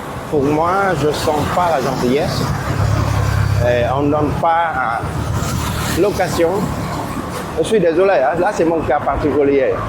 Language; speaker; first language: French; non-native, fluent; Vietnamese